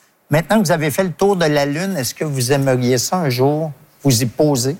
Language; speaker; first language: French; native; French